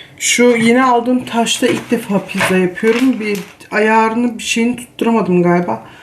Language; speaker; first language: Turkish; early bilingual, heritage; Turkish